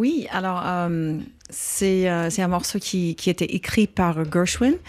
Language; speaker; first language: French; non-native, learner; English